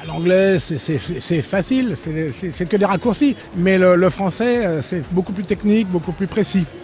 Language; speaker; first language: French; early bilingual, other home language; Cantonese